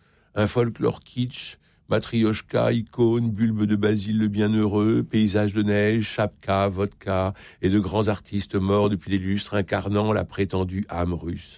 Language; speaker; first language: French; native; French